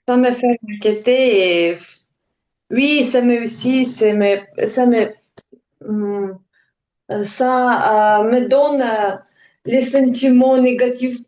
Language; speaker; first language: French; non-native, learner; Ukrainian